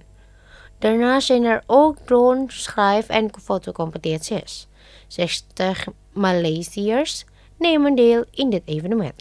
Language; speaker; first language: Dutch; non-native, fluent; Indonesian